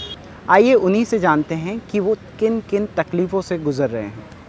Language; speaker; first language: Hindi; native; Hindi